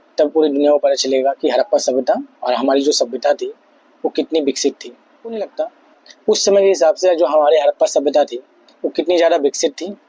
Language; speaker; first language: Hindi; native; Hindi